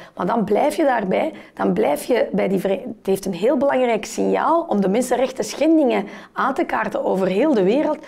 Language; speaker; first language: Dutch; early bilingual, other home language; Turkish